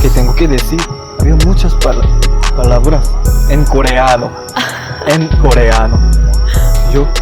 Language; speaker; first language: Spanish; non-native, learner; Korean